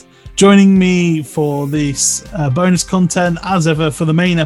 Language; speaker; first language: English; native; English